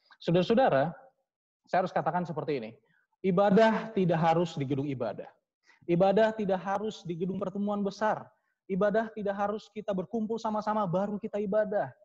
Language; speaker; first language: Indonesian; native; Indonesian